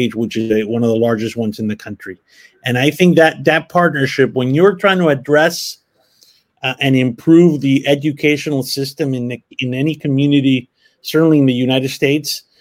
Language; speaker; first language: English; early bilingual, other home language; Spanish